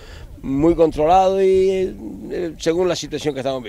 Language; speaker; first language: Spanish; native; Spanish